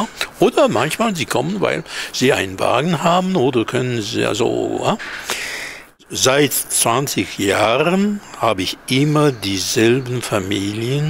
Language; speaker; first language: German; non-native, fluent; Hebrew